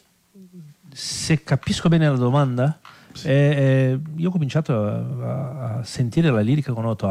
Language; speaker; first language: Italian; non-native, fluent; Portuguese